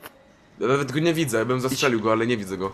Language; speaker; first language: Polish; native; Polish